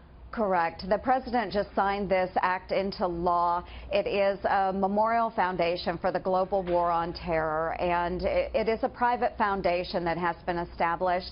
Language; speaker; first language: English; native; English